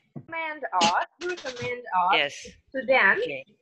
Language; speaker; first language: English; non-native, fluent; Russian